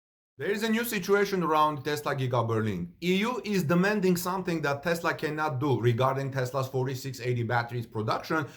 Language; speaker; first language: English; non-native, fluent; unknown